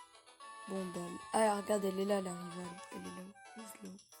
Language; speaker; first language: French; native; French